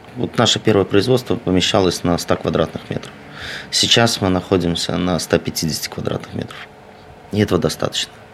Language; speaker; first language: Russian; native; Russian